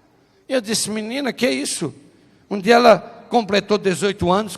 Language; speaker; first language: Portuguese; native; Portuguese